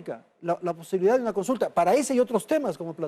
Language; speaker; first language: Spanish; native; Spanish